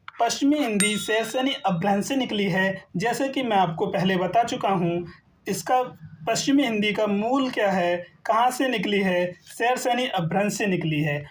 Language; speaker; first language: Hindi; native; Hindi